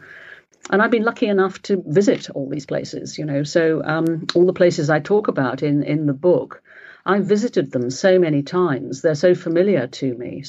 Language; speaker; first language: English; native; English